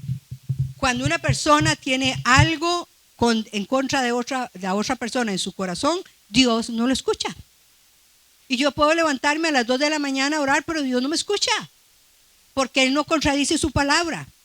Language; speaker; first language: Spanish; native; Spanish